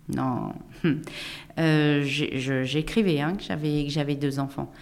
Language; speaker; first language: French; native; French